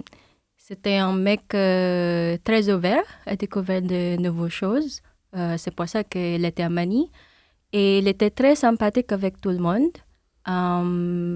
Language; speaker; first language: French; non-native, fluent; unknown